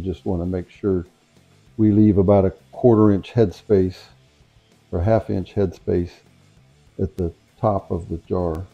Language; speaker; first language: English; native; English